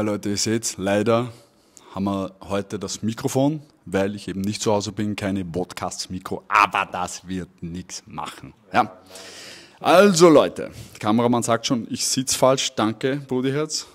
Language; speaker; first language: German; native; German